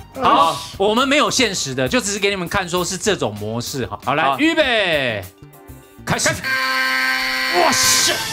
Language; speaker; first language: Chinese; native; Chinese